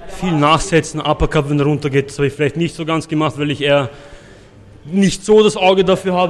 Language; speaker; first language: German; native; German